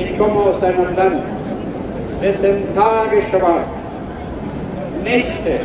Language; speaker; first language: German; non-native, fluent; Persian